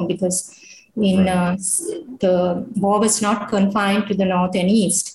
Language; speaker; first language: English; non-native, local second language; Sinhala